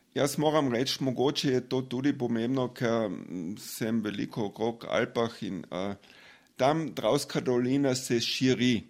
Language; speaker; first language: Slovenian; non-native, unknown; German